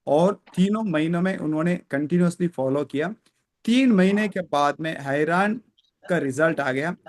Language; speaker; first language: Hindi; non-native, local second language; Kannada